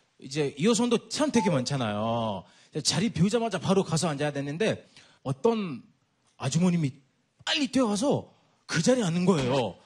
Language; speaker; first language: Korean; non-native, fluent; English